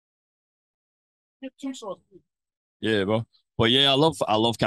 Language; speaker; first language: English; native; English